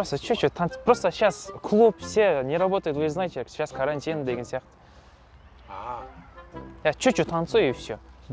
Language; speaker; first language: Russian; non-native, local second language; Kazakh